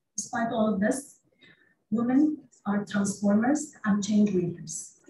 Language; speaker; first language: English; non-native, fluent; Arabic